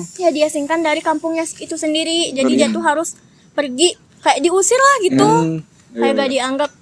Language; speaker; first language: Indonesian; non-native, local second language; Minangkabau